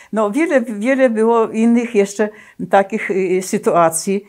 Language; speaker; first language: Polish; native; Polish